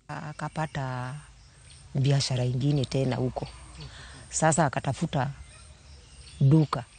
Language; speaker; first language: Swahili; non-native, local second language; Luo (Kenya and Tanzania)